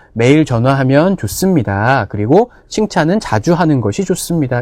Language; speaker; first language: Korean; native; Korean